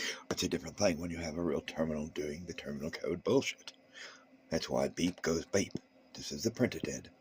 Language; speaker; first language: English; native; English